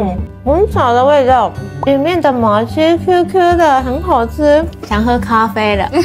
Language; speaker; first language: Chinese; non-native, fluent; Japanese